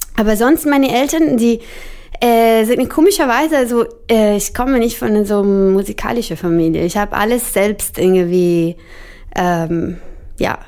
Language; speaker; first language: German; non-native, fluent; Italian